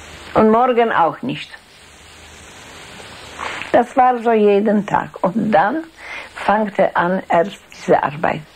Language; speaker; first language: German; non-native, fluent; Polish